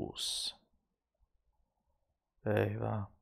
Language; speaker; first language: Finnish; non-native, learner; English